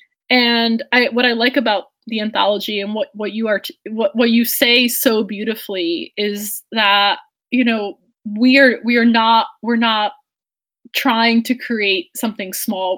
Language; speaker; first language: English; native; English